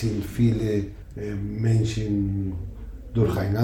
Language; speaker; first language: German; non-native, learner; Spanish